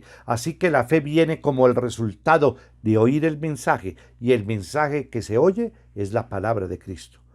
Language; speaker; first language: Spanish; native; Spanish